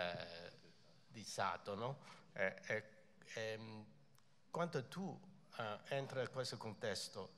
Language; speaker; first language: Italian; non-native, fluent; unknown